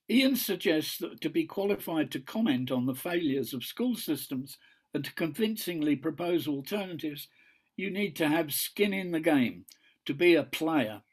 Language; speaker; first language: English; native; English